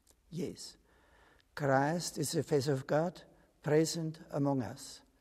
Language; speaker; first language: English; non-native, fluent; German